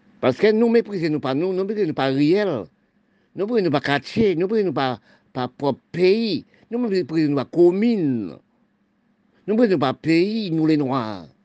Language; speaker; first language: French; non-native, local second language; Haitian Creole